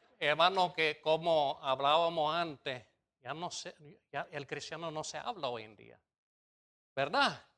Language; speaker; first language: Spanish; non-native, fluent; English